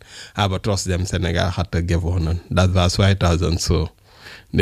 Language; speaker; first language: German; non-native, learner; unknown